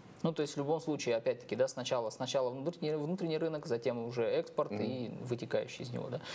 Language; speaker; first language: Russian; native; Russian